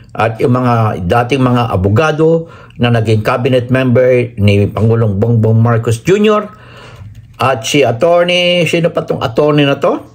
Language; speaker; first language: Filipino; native; Filipino